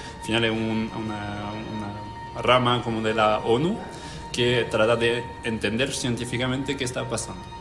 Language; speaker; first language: Spanish; non-native, fluent; French